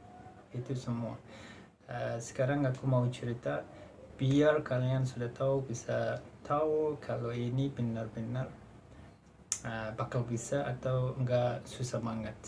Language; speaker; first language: Indonesian; non-native, fluent; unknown